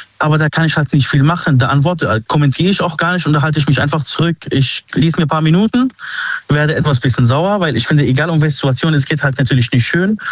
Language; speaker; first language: German; early bilingual, other home language; Arabic